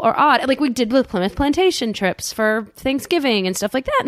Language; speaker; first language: English; native; English